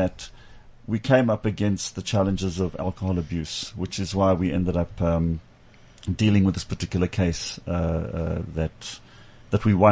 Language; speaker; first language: English; native; English